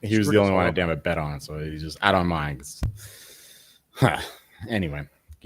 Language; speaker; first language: English; native; English